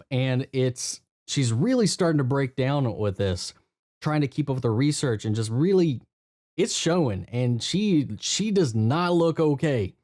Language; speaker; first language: English; native; English